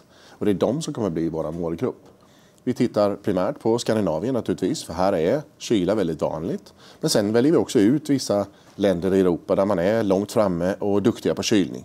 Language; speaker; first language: Swedish; native; Swedish